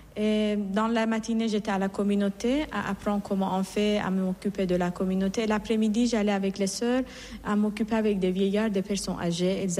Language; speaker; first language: French; non-native, fluent; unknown